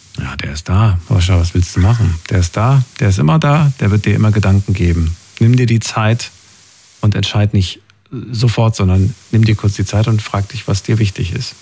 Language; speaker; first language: German; native; German